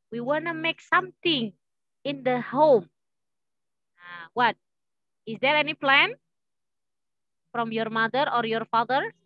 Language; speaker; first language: English; non-native, learner; Indonesian